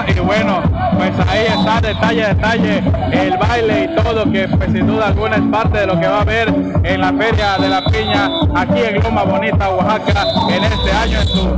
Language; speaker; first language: Spanish; native; Spanish